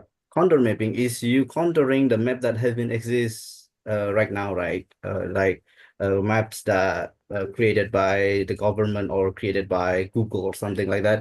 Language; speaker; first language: English; non-native, learner; Indonesian